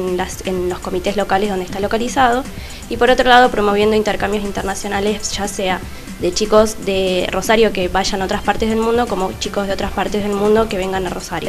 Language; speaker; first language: Spanish; native; Spanish